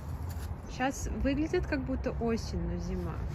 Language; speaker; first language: Russian; early bilingual, heritage; Russian